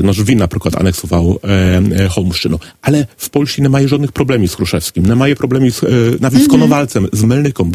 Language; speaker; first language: Polish; non-native, learner; Ukrainian